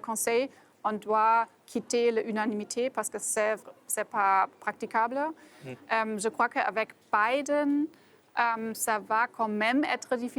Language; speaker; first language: French; non-native, fluent; German